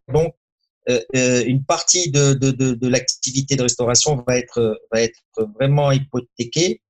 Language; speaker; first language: French; non-native, local second language; Arabic